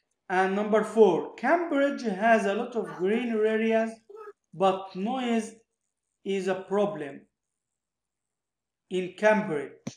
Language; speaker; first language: English; non-native, fluent; Arabic